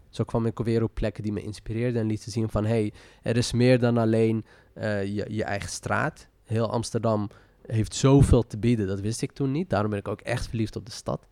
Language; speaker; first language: Dutch; early bilingual, other home language; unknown